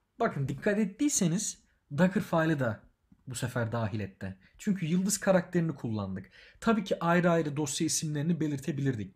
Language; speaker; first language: Turkish; native; Turkish